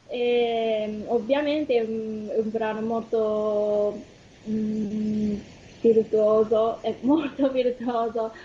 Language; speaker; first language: Italian; non-native, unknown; Japanese